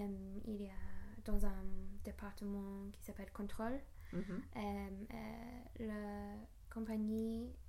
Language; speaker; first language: French; non-native, learner; English